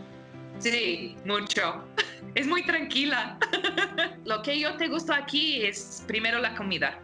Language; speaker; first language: Spanish; non-native, learner; English